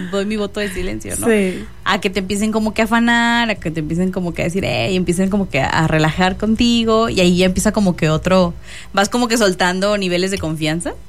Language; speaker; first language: Spanish; native; Spanish